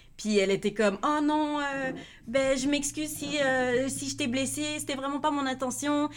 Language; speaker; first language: French; native; French